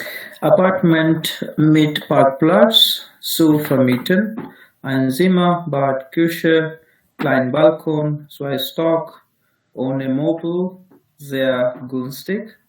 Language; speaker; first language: German; non-native, learner; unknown